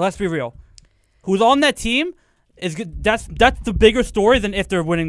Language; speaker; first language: English; native; English